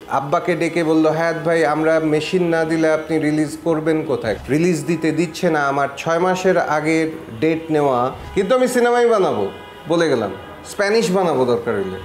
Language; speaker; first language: Bangla; native; Bangla